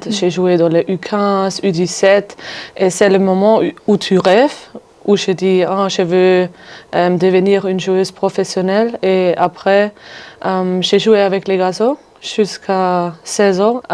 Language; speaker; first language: French; non-native, fluent; German